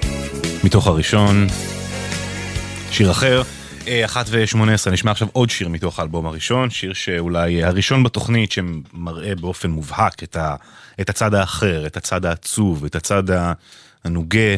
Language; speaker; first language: Hebrew; native; Hebrew